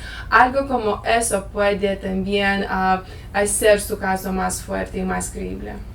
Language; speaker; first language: Spanish; non-native, learner; Lithuanian